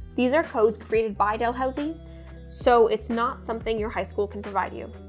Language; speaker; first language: English; native; English